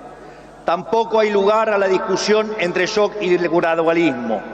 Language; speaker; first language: Spanish; native; Spanish